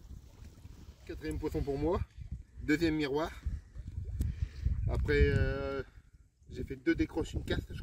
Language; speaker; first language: French; native; French